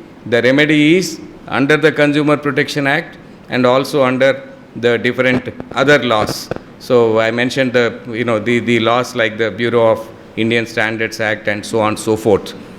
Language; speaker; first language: English; non-native, local second language; Telugu